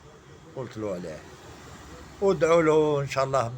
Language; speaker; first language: Arabic; native; Arabic